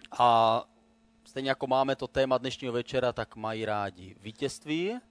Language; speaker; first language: Czech; native; Czech